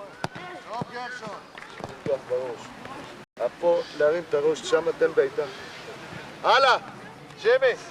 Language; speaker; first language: Hebrew; native; Hebrew